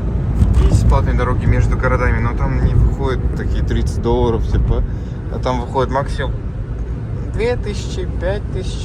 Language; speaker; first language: Russian; non-native, local second language; Kazakh